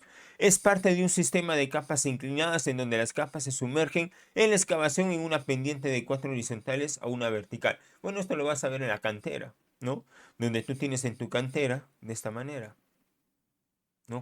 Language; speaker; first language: Spanish; native; Spanish